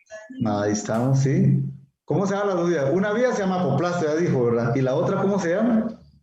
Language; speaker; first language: Spanish; native; Spanish